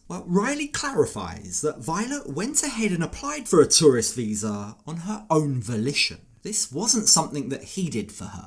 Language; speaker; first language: English; native; English